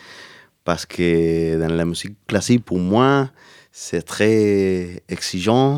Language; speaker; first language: French; non-native, learner; Spanish